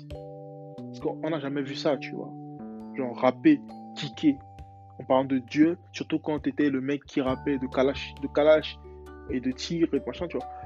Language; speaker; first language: French; native; French